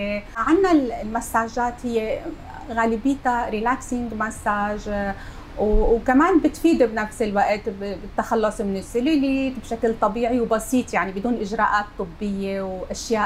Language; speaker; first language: Arabic; native; Arabic